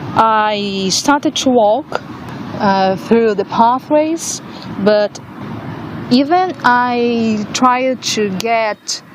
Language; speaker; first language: English; non-native, fluent; Portuguese